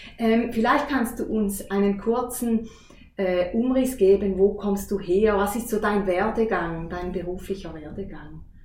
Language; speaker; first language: German; native; German